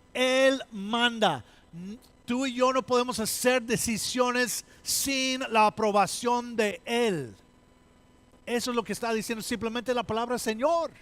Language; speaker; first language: Spanish; non-native, fluent; English